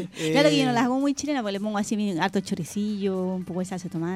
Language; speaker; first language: Spanish; native; Spanish